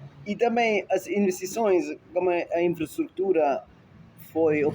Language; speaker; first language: Portuguese; non-native, fluent; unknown